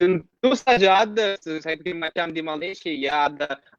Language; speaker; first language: Indonesian; non-native, fluent; Russian